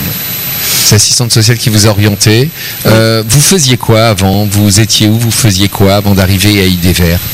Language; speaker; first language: French; native; French